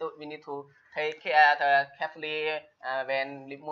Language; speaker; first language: English; non-native, learner; Chinese